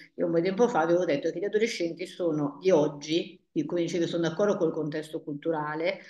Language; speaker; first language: Italian; native; Italian